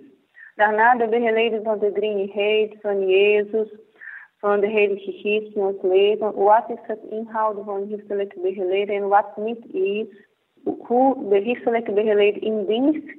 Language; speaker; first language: Dutch; non-native, fluent; Portuguese